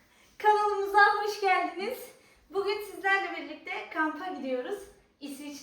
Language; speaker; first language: Turkish; native; Turkish